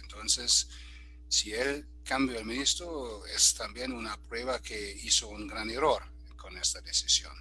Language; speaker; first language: Spanish; non-native, fluent; German